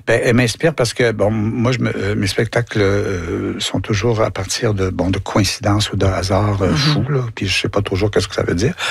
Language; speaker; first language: French; native; French